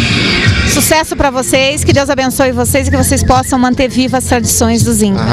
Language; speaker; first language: Portuguese; native; Portuguese